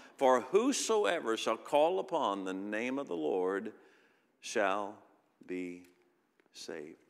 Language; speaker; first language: English; native; English